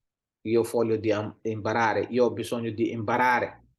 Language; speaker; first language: Italian; non-native, learner; Somali